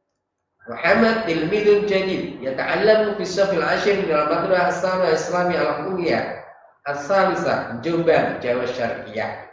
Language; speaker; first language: Arabic; non-native, fluent; Indonesian